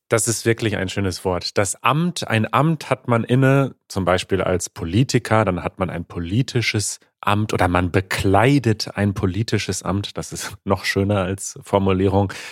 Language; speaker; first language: German; native; German